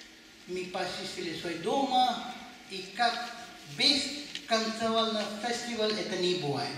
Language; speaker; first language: Russian; non-native, learner; Hindi